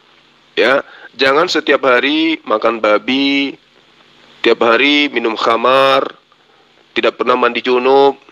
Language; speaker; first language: Indonesian; native; Indonesian